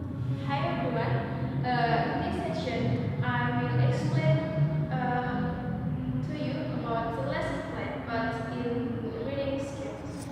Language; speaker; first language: English; non-native, learner; Indonesian